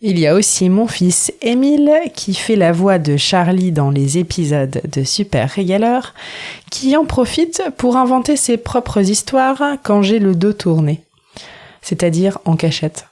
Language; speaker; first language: French; native; French